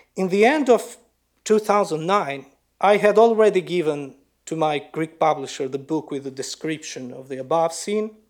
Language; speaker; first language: English; non-native, fluent; Albanian